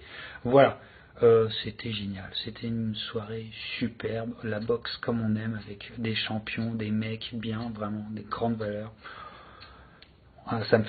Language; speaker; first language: French; native; French